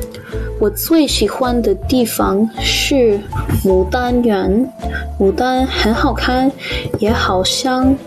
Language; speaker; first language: Chinese; non-native, learner; English